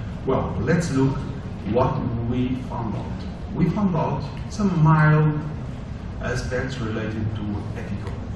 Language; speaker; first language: English; non-native, fluent; Portuguese